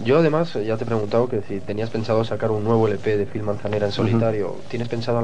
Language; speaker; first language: Spanish; native; Spanish